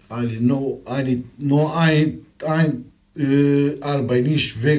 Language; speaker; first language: German; non-native, learner; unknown